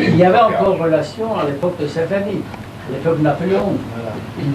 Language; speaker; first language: French; non-native, learner; Persian